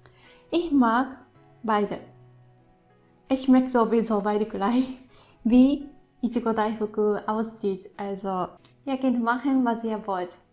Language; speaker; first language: German; non-native, fluent; Japanese